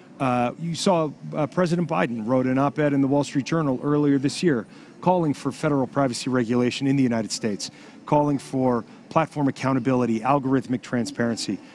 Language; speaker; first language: English; native; English